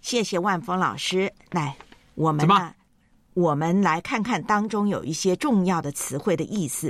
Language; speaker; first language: Chinese; native; Chinese